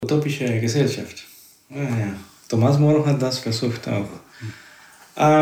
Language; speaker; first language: German; non-native, fluent; Spanish